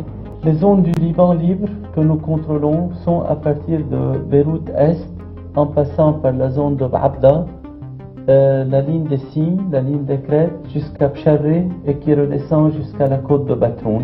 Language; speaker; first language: French; non-native, local second language; Arabic